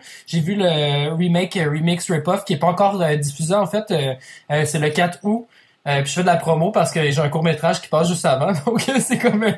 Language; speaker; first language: French; native; French